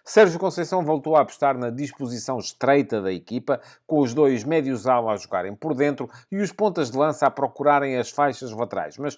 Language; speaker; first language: Portuguese; native; Portuguese